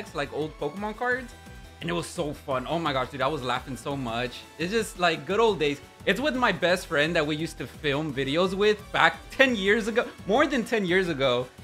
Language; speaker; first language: English; non-native, fluent; Spanish